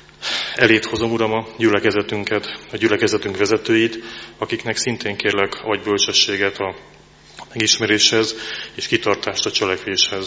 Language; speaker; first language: Hungarian; native; Hungarian